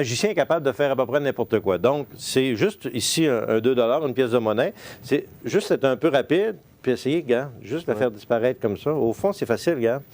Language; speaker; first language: French; native; French